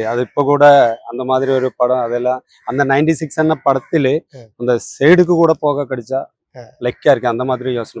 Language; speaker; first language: Tamil; non-native, learner; Malayalam